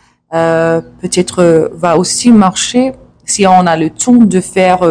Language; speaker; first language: French; non-native, learner; English